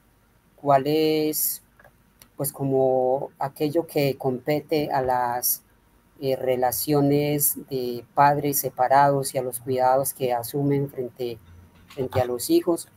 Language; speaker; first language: Spanish; native; Spanish